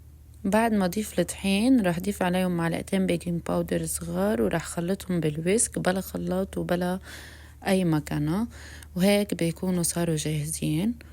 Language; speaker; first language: Arabic; native; Arabic